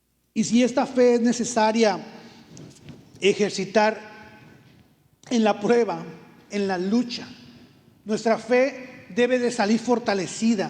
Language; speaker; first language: Spanish; native; Spanish